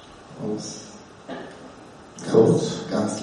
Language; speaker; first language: German; non-native, learner; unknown